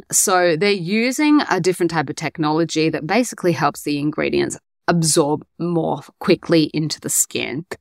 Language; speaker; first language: English; native; English